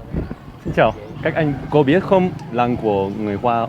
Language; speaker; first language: Vietnamese; non-native, learner; Polish